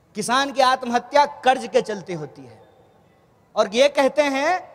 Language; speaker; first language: Hindi; native; Hindi